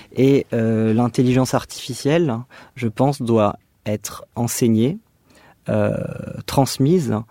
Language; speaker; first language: French; native; French